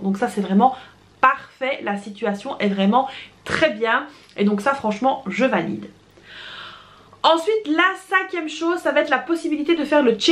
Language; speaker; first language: French; native; French